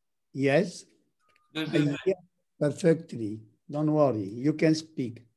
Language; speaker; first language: English; non-native, learner; Italian